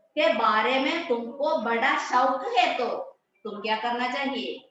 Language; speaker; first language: Hindi; non-native, local second language; Malayalam